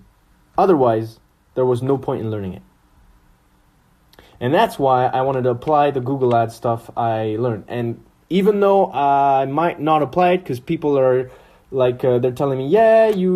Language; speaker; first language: English; non-native, fluent; French